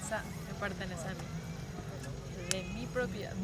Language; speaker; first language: Spanish; native; Spanish